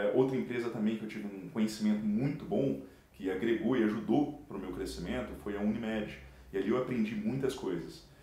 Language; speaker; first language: Portuguese; native; Portuguese